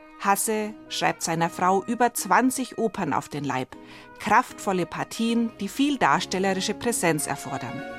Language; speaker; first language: German; native; German